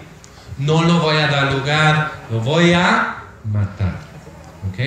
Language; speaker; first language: Spanish; non-native, fluent; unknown